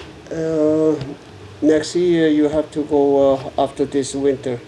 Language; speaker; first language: English; non-native, learner; Korean